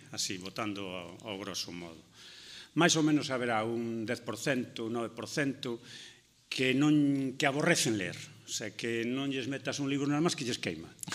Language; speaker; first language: Galician; non-native, local second language; Spanish